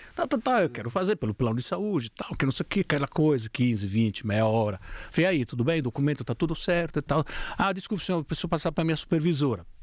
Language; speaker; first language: Portuguese; non-native, fluent; Italian